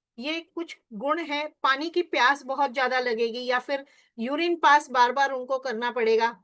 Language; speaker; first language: Hindi; non-native, local second language; Marathi